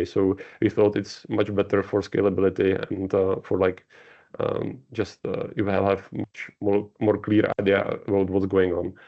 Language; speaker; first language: English; non-native, fluent; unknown